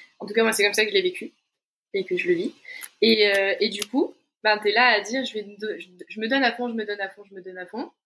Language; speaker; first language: French; native; French